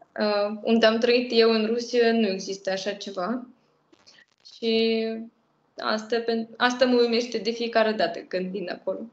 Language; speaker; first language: Romanian; non-native, fluent; Russian